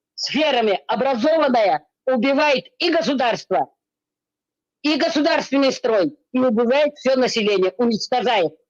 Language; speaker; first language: Russian; non-native, local second language; Tajik